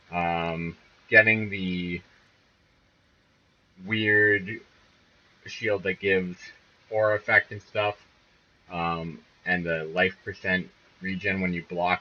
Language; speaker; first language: English; native; English